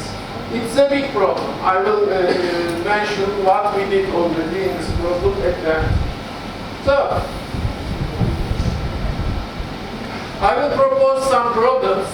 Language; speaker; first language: English; non-native, fluent; Turkish